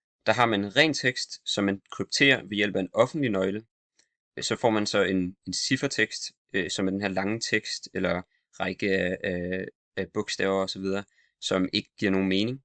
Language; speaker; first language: Danish; native; Danish